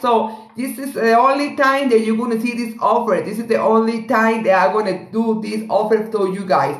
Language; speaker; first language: English; non-native, learner; Spanish